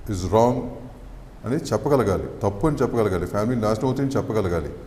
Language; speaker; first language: English; non-native, local second language; Telugu